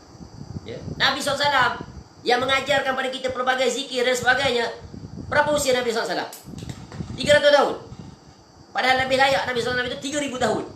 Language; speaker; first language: Malay; native; Malay